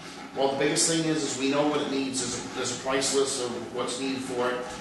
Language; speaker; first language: English; native; English